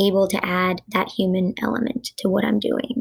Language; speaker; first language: English; early bilingual, other home language; Gujarati